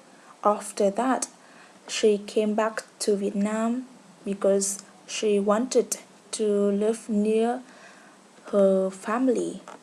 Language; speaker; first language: English; non-native, learner; Vietnamese